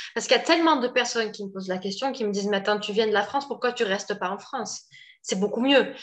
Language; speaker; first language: French; native; French